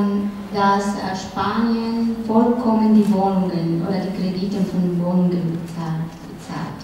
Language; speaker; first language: German; non-native, fluent; Spanish